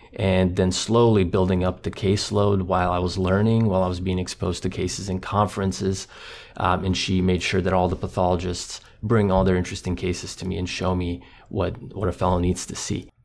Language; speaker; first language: English; non-native, fluent; Croatian